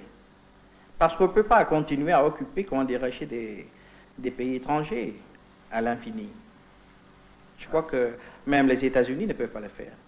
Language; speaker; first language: French; non-native, fluent; Indonesian